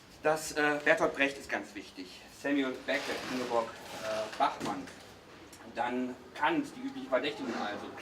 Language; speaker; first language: German; native; German